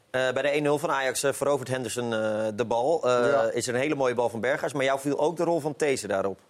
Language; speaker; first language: Dutch; native; Dutch